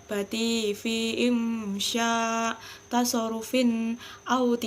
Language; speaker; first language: Arabic; non-native, learner; Indonesian